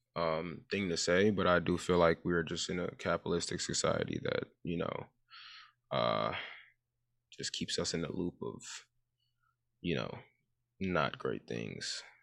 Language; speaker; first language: English; early bilingual, other home language; Yoruba